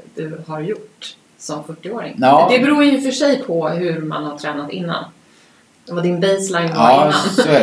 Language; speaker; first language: Swedish; native; Swedish